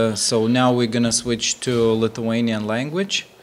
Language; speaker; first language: English; non-native, fluent; Lithuanian